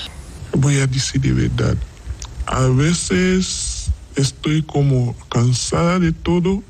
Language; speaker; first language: Spanish; non-native, learner; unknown